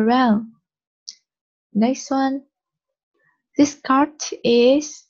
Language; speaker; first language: English; non-native, learner; Vietnamese